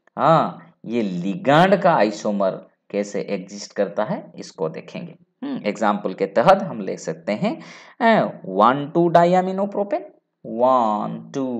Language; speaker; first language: Hindi; non-native, local second language; Bangla